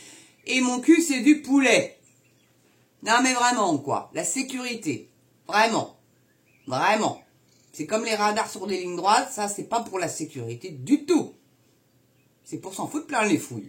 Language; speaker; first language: French; native; French